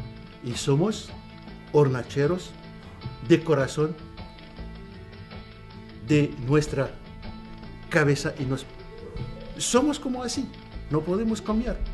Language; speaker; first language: Spanish; non-native, fluent; Arabic